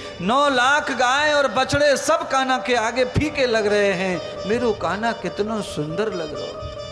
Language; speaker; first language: Hindi; native; Hindi